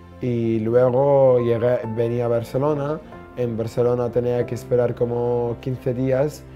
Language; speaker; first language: Spanish; non-native, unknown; Arabic